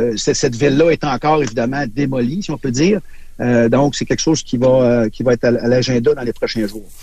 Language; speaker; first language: French; native; French